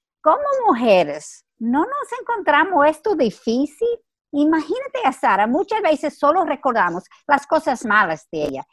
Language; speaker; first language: Spanish; native; Spanish